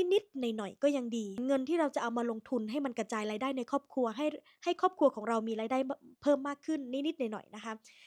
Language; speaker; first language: Thai; native; Thai